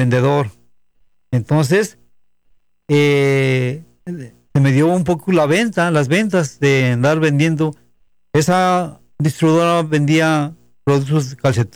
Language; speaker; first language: Spanish; native; Spanish